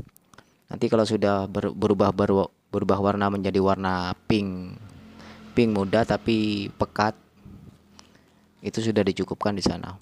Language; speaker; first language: Indonesian; non-native, local second language; Madurese